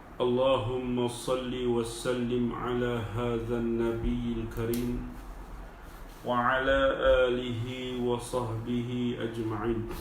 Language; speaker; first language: Arabic; non-native, fluent; Malay